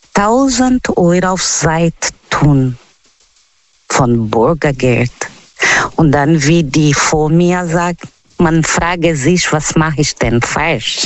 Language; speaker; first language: German; non-native, learner; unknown